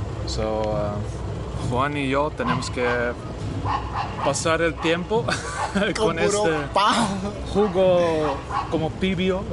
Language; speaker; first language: Spanish; non-native, learner; Dutch